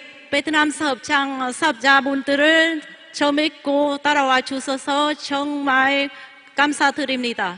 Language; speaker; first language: Korean; non-native, learner; Vietnamese